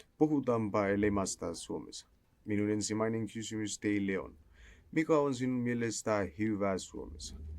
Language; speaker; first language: Finnish; non-native, learner; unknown